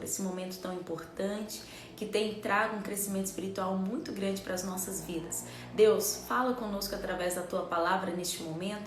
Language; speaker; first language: Portuguese; native; Portuguese